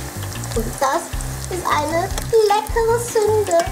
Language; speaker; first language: German; early bilingual, other home language; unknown